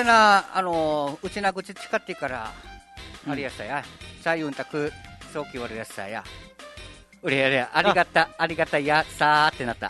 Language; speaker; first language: Japanese; native; Japanese